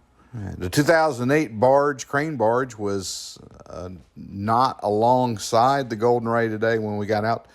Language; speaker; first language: English; native; English